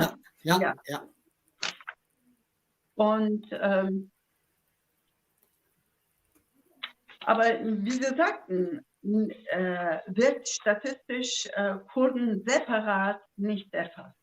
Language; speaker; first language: German; non-native, fluent; Zaza